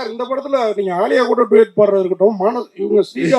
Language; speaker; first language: Tamil; native; Tamil